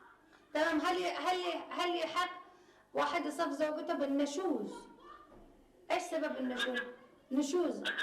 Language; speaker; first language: Arabic; native; Arabic